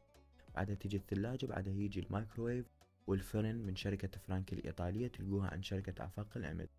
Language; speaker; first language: Arabic; native; Arabic